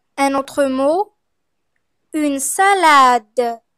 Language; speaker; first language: French; non-native, fluent; Arabic